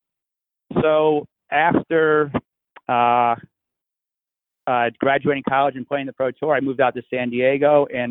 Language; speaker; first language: English; native; English